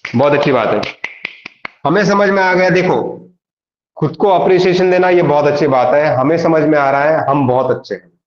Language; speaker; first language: Hindi; non-native, local second language; Marathi